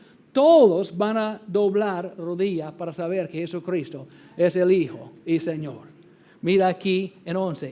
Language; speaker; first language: Spanish; non-native, fluent; English